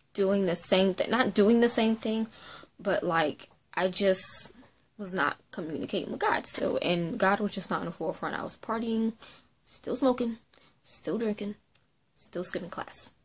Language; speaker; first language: English; native; English